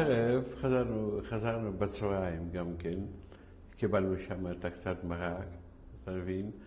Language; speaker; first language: Hebrew; non-native, fluent; Yiddish